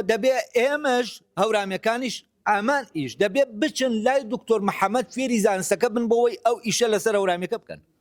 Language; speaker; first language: Central Kurdish; non-native, local second language; Gurani